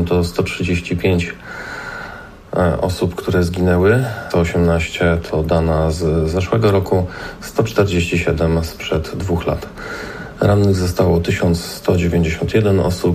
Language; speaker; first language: Polish; native; Polish